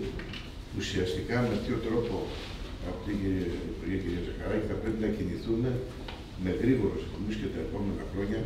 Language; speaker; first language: Greek; native; Greek